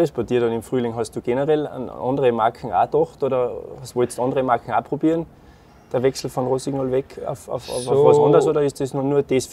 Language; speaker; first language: German; native; German